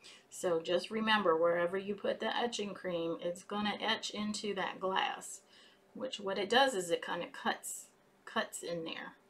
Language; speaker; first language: English; native; English